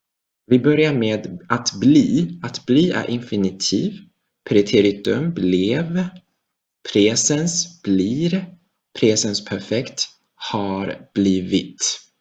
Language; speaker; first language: Swedish; non-native, fluent; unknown